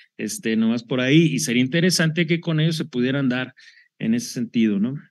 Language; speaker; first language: Spanish; native; Spanish